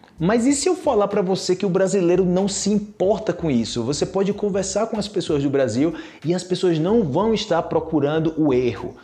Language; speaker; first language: Portuguese; native; Portuguese